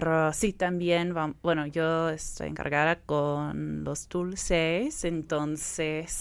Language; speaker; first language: Spanish; non-native, fluent; English